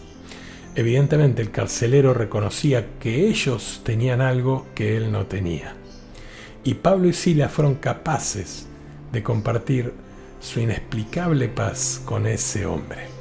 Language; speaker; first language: Spanish; native; Spanish